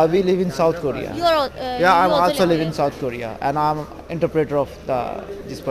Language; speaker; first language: English; non-native, local second language; Urdu